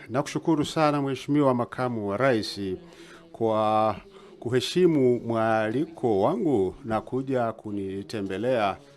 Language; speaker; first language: Swahili; native; Swahili